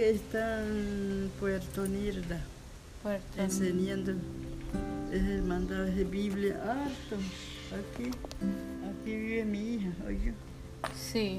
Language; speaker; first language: Spanish; non-native, local second language; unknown